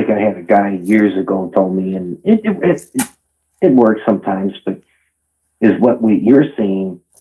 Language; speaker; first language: English; native; English